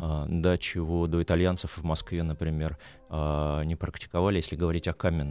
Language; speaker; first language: Russian; native; Russian